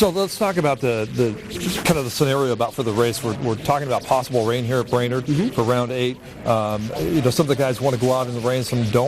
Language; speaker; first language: English; native; English